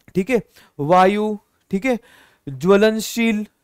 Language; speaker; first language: Hindi; non-native, local second language; Marathi